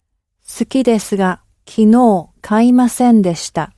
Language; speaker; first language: Japanese; non-native, learner; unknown